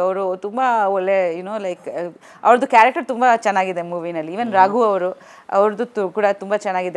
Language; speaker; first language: Kannada; non-native, local second language; Bangla